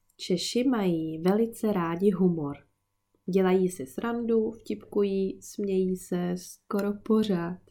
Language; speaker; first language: Czech; native; Czech